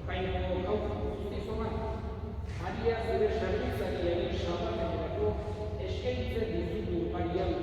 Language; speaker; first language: Basque; native; Basque